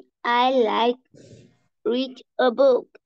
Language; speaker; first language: English; non-native, learner; Vietnamese